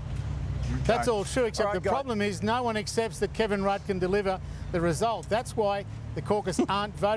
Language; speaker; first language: English; native; English